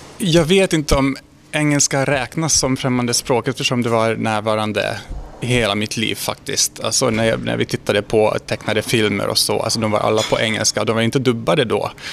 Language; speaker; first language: Swedish; non-native, fluent; Hungarian